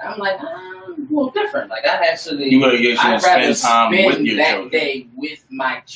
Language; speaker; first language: English; native; English